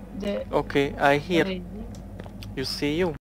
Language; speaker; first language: English; non-native, learner; Hungarian